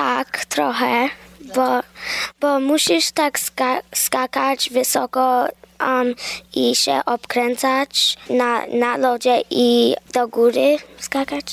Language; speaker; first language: Polish; early bilingual, heritage; Polish